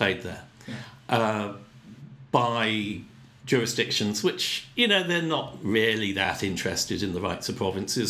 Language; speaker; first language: English; native; English